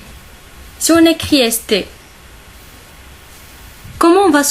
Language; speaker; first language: French; non-native, local second language; Arabic